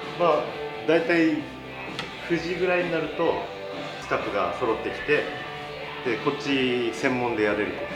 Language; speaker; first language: Japanese; native; Japanese